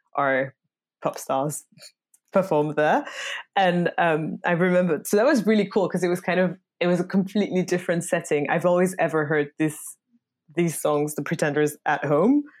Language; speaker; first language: English; non-native, fluent; French